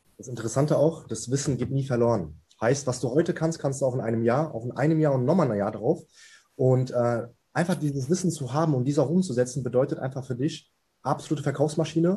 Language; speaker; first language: German; native; German